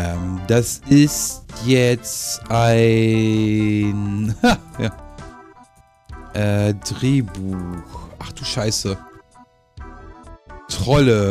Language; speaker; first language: German; native; German